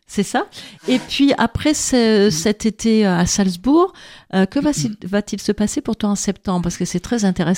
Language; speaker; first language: French; native; French